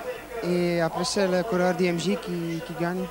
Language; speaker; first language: French; non-native, local second language; Dutch